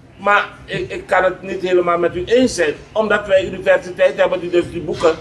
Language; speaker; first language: Dutch; native; Dutch